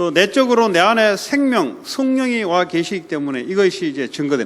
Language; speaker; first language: Korean; native; Korean